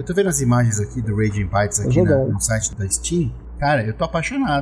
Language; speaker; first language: Portuguese; native; Portuguese